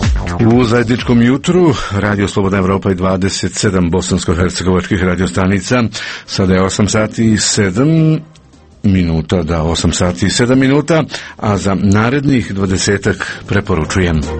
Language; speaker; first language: Croatian; native; Croatian